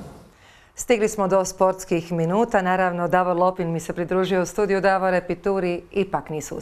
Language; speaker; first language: Serbian; native; Serbian